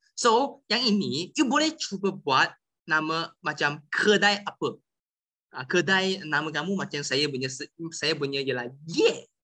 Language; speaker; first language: Malay; non-native, local second language; Chinese